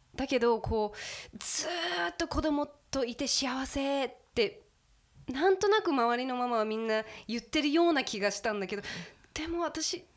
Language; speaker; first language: Japanese; early bilingual, heritage; Japanese